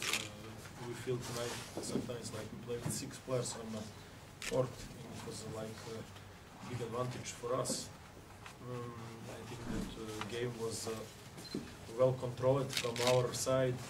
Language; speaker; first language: English; non-native, fluent; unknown